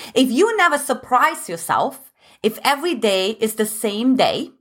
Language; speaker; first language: English; non-native, fluent; German